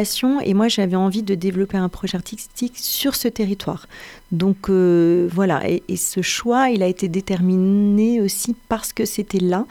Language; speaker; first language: French; native; French